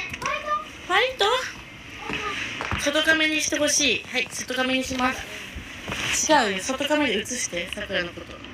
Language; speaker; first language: Japanese; native; Japanese